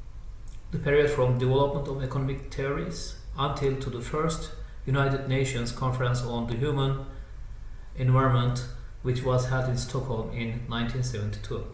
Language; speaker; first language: English; non-native, fluent; Turkish